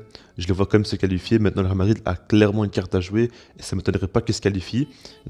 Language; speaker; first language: French; native; French